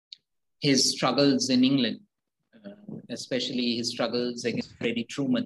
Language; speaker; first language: English; non-native, local second language; Bangla